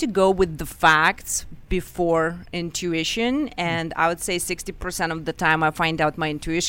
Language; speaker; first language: English; non-native, fluent; Russian